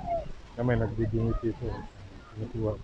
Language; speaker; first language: Filipino; non-native, local second language; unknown